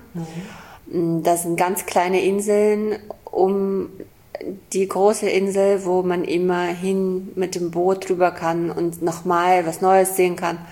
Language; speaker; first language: German; early bilingual, other home language; Russian